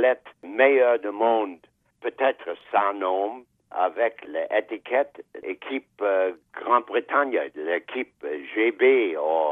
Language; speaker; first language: French; non-native, fluent; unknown